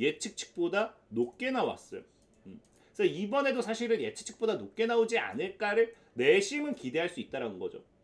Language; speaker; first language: Korean; native; Korean